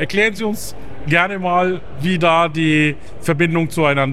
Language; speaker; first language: German; native; German